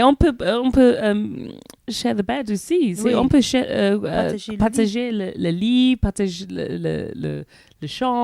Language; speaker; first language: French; non-native, learner; English